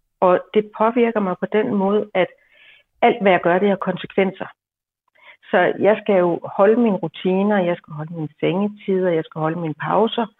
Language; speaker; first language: Danish; native; Danish